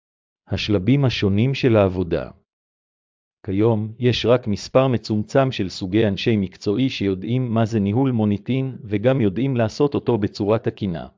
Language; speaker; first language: Hebrew; native; Hebrew